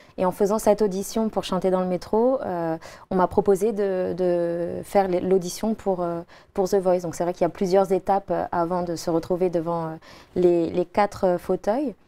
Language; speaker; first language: French; native; French